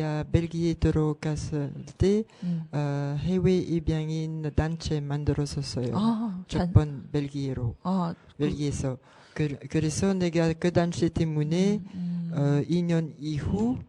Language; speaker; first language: Korean; non-native, learner; French